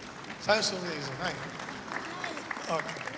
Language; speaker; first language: Italian; native; Italian